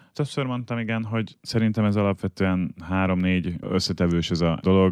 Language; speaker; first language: Hungarian; native; Hungarian